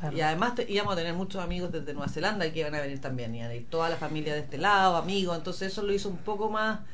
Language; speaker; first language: Spanish; native; Spanish